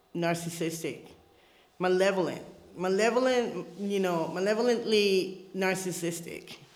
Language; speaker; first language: English; early bilingual, other home language; Spanish